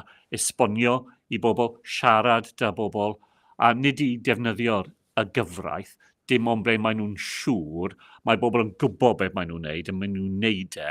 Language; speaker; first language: Welsh; non-native, local second language; English